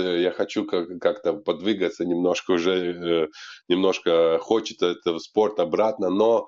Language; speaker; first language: Russian; non-native, local second language; Latvian